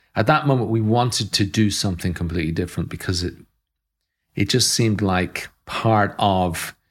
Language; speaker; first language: English; native; English